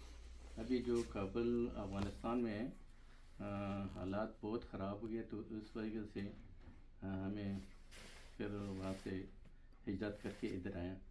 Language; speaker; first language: Hindi; non-native, fluent; Pashto